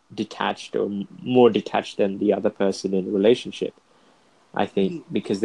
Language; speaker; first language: English; native; English